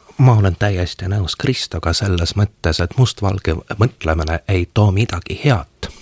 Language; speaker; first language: Estonian; non-native, local second language; Russian